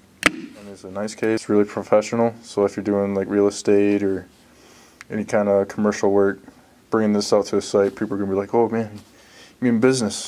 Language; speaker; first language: English; native; English